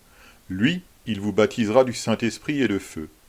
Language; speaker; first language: French; native; French